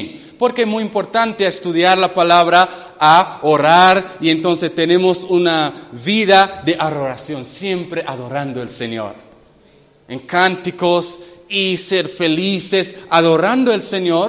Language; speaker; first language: Spanish; non-native, fluent; English